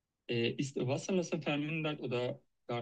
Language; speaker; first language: German; non-native, learner; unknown